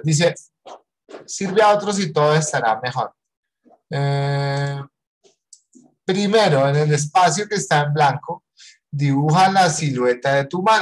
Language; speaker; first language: Spanish; native; Spanish